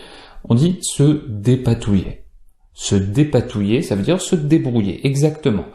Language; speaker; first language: French; native; French